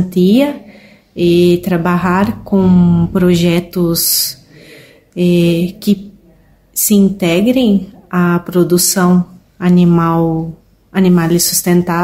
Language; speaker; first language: Spanish; non-native, learner; Portuguese